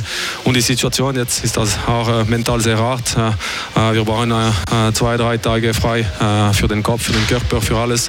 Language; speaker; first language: German; non-native, fluent; French